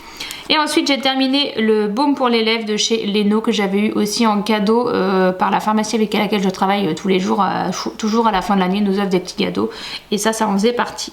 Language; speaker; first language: French; native; French